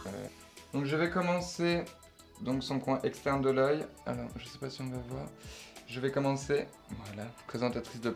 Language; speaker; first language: French; native; French